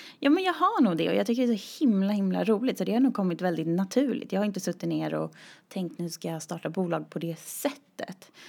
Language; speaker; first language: Swedish; native; Swedish